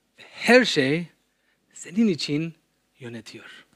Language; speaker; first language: Turkish; non-native, fluent; English